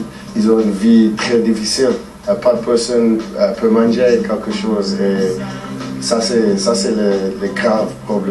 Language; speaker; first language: French; non-native, learner; English